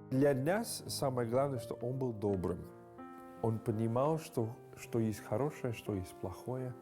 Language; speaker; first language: Russian; non-native, learner; Hindi